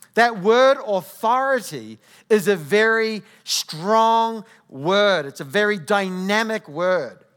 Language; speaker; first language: English; native; English